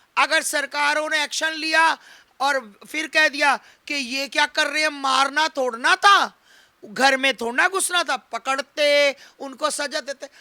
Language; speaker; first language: Hindi; native; Hindi